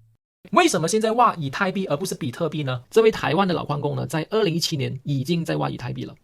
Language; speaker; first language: Chinese; early bilingual, heritage; Chinese